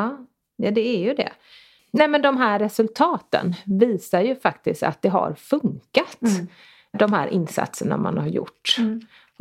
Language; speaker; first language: Swedish; native; Swedish